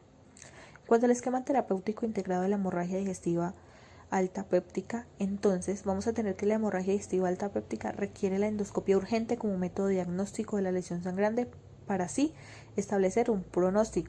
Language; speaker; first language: Spanish; native; Spanish